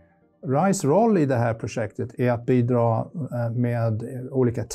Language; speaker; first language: Swedish; non-native, fluent; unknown